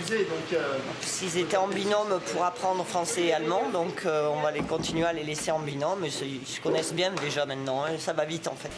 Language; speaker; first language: French; native; French